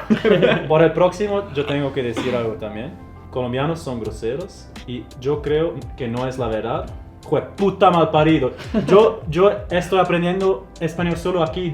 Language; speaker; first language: Spanish; non-native, fluent; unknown